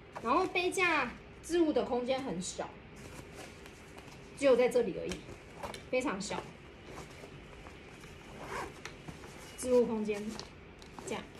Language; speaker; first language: Chinese; native; Chinese